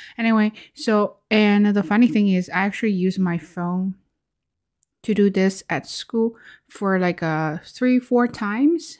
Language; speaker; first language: English; non-native, fluent; Chinese